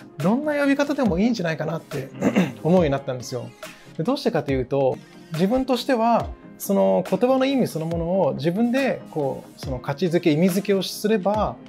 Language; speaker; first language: Japanese; early bilingual, other home language; English